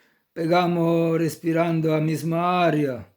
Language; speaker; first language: Portuguese; non-native, fluent; Italian